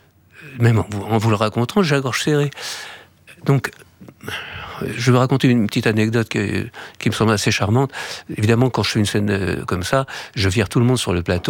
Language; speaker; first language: French; native; French